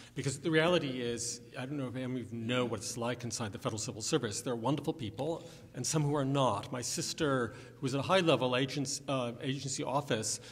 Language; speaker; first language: English; native; English